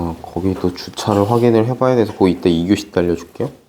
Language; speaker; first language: Korean; native; Korean